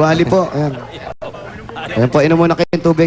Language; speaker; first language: Filipino; native; Filipino